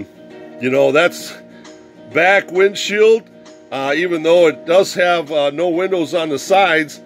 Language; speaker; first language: English; native; English